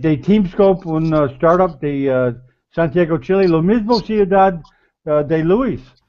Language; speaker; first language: Spanish; non-native, learner; English